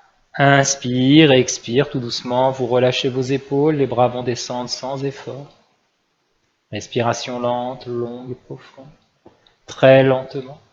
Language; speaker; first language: French; native; French